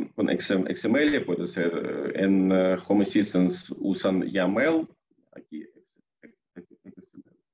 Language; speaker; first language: Spanish; non-native, fluent; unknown